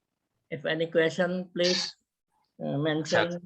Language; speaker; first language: English; non-native, learner; Indonesian